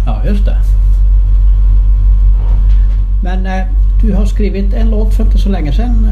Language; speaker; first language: Swedish; native; Swedish